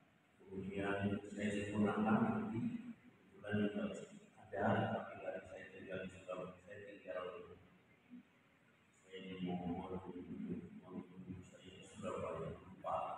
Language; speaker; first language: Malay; non-native, local second language; Javanese